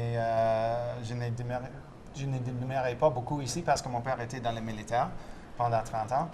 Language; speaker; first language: French; non-native, local second language; English